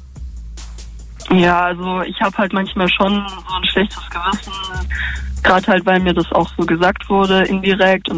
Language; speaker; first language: German; native; German